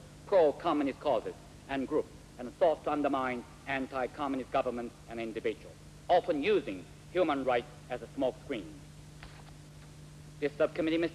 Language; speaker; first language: English; non-native, local second language; Korean